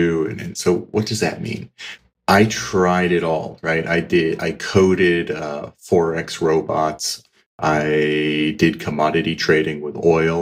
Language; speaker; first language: English; native; English